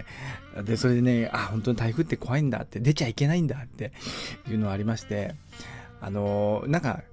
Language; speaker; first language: Japanese; native; Japanese